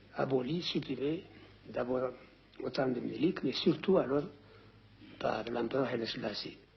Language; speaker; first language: French; non-native, fluent; Amharic